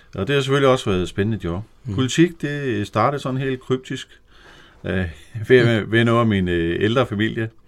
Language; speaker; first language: Danish; native; Danish